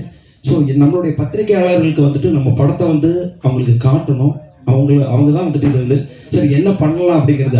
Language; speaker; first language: Tamil; native; Tamil